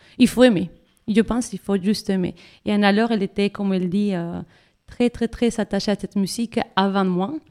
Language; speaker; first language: French; non-native, fluent; Spanish